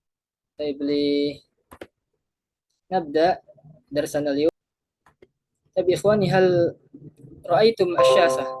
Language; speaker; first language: Arabic; non-native, fluent; Indonesian